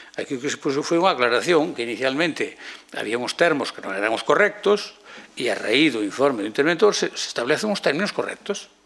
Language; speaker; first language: Galician; native; Galician